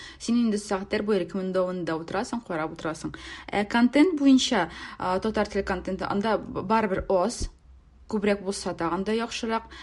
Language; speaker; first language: Tatar; native; Tatar